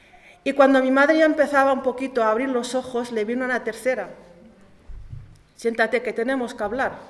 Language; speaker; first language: Spanish; early bilingual, other home language; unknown